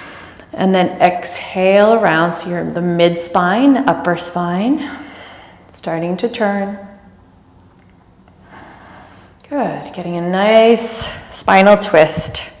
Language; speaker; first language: English; native; English